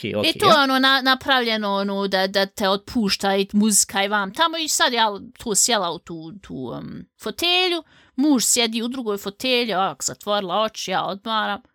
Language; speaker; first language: Bosnian; native; Bosnian